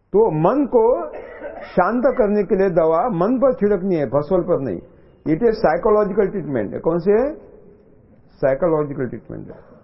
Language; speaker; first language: Hindi; non-native, local second language; Marathi